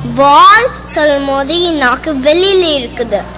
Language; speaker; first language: Tamil; early bilingual, heritage; Tamil